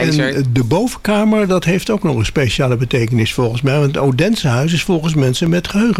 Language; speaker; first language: Dutch; native; Dutch